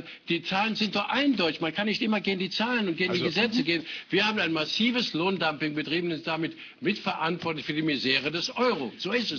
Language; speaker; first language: German; native; German